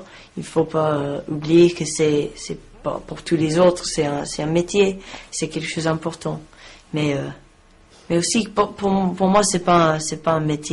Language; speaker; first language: French; non-native, learner; English